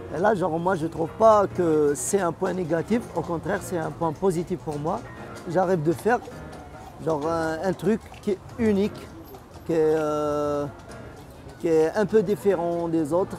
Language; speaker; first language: French; non-native, local second language; Arabic